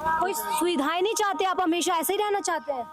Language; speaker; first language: Hindi; native; Hindi